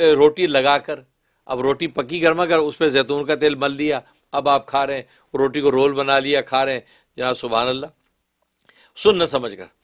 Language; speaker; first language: Urdu; non-native, local second language; Kashmiri